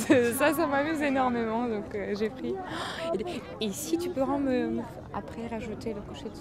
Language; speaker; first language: French; non-native, fluent; Russian